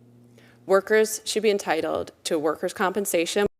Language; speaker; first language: English; native; English